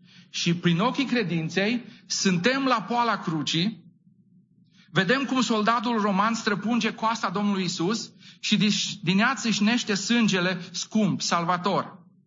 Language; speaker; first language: Romanian; native; Romanian